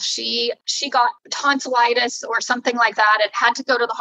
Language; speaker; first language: English; native; English